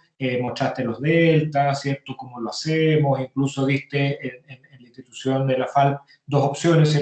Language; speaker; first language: Spanish; native; Spanish